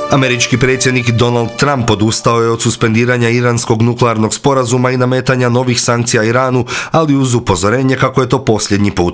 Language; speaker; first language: Croatian; native; Croatian